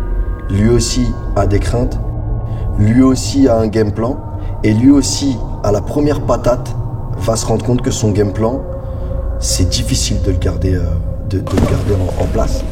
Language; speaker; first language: French; native; French